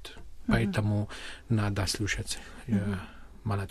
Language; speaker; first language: Russian; non-native, fluent; Armenian